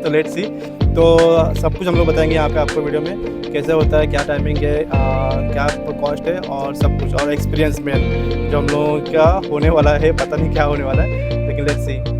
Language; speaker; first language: Hindi; native; Hindi